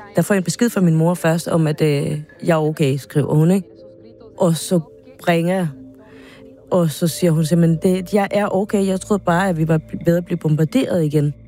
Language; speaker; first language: Danish; non-native, fluent; Spanish